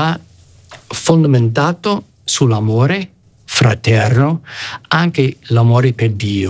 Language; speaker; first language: Italian; non-native, fluent; English